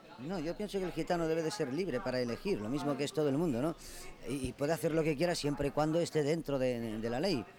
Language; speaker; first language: Spanish; non-native, local second language; Catalan